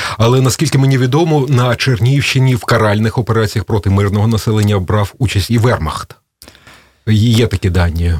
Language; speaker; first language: Ukrainian; native; Ukrainian